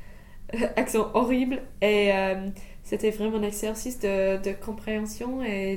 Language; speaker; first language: French; non-native, fluent; English